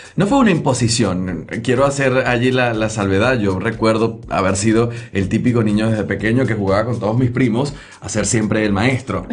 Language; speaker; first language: Spanish; native; Spanish